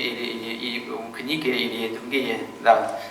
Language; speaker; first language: Russian; non-native, learner; Chinese